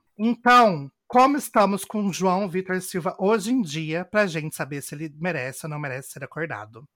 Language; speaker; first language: Portuguese; native; Portuguese